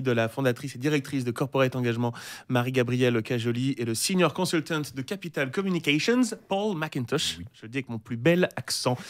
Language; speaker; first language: French; native; French